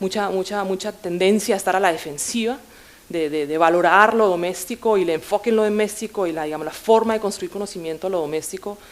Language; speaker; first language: Spanish; native; Spanish